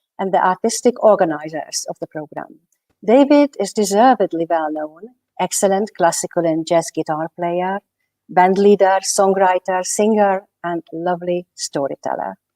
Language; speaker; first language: English; non-native, fluent; Hungarian